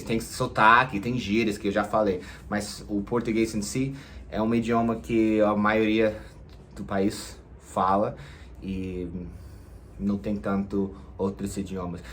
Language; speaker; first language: Portuguese; non-native, fluent; English